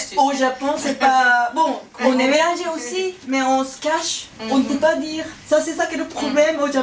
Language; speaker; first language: French; non-native, fluent; Japanese